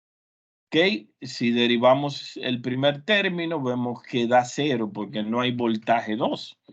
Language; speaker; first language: Spanish; native; Spanish